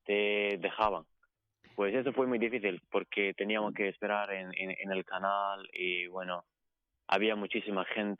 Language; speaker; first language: Spanish; non-native, fluent; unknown